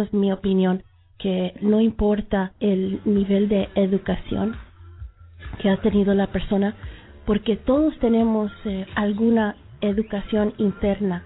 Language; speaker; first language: Spanish; early bilingual, heritage; Spanish